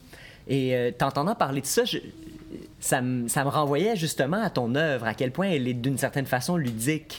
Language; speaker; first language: French; native; French